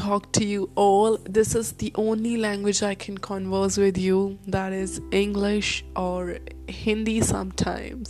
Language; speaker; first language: English; non-native, local second language; Hindi